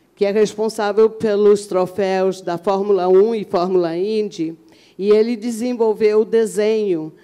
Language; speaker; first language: Portuguese; early bilingual, other home language; Arabic